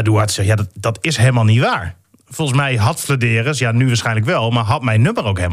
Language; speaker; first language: Dutch; native; Dutch